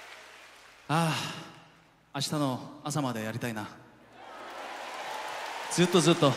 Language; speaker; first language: Japanese; non-native, fluent; Korean